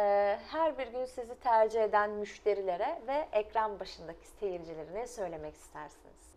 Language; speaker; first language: Turkish; native; Turkish